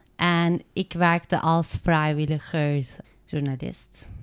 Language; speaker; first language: Dutch; non-native, learner; Turkish